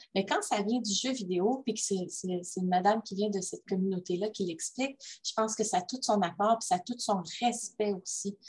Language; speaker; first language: French; native; French